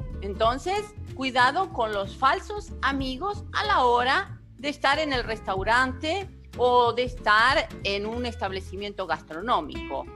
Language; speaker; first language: Spanish; non-native, fluent; Portuguese